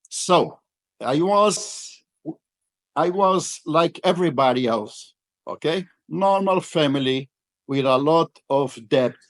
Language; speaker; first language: English; non-native, fluent; Portuguese